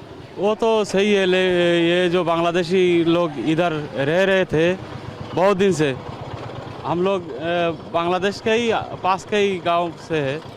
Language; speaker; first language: Hindi; non-native, local second language; Bangla